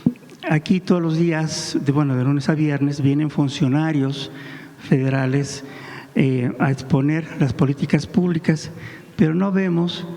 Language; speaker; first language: Spanish; native; Spanish